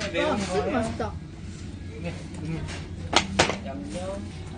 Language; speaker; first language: Korean; non-native, fluent; Japanese